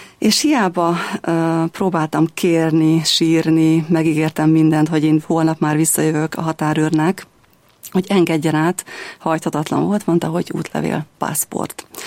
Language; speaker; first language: Hungarian; native; Hungarian